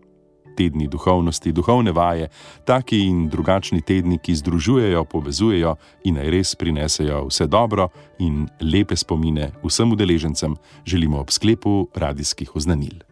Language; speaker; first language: Slovenian; native; Slovenian